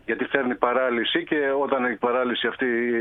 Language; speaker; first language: Greek; native; Greek